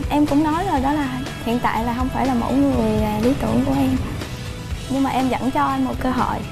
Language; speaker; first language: Vietnamese; native; Vietnamese